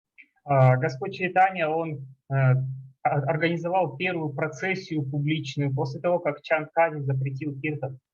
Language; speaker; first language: Russian; native; Russian